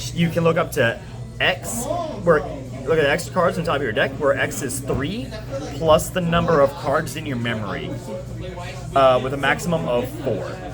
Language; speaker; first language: English; native; English